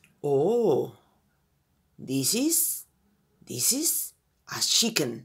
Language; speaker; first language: English; non-native, fluent; Spanish